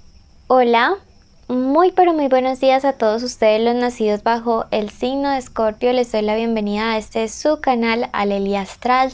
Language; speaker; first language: Spanish; native; Spanish